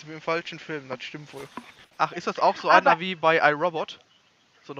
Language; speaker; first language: German; native; German